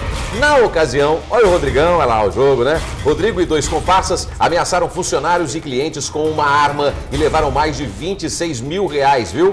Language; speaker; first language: Portuguese; native; Portuguese